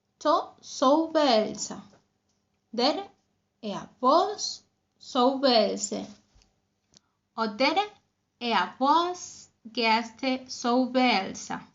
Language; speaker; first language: Danish; non-native, learner; Spanish